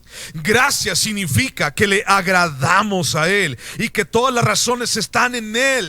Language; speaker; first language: Spanish; native; Spanish